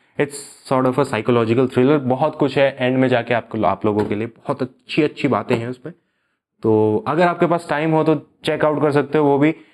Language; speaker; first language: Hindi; native; Hindi